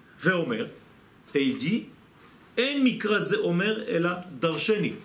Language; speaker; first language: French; non-native, fluent; Hebrew